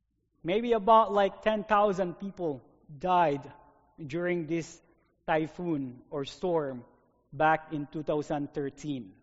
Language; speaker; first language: English; non-native, local second language; Filipino